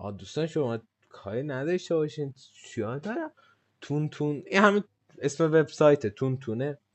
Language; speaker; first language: Persian; native; Persian